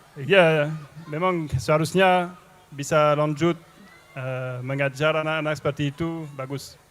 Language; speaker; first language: Indonesian; non-native, fluent; French